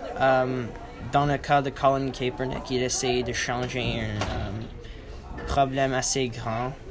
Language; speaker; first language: French; non-native, learner; English